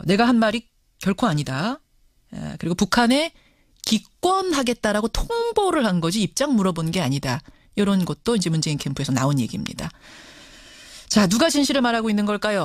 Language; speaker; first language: Korean; native; Korean